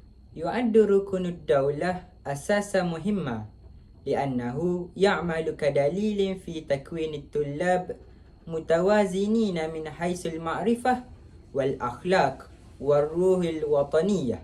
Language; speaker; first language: Arabic; non-native, learner; Malay